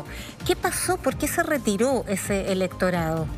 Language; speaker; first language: Spanish; native; Spanish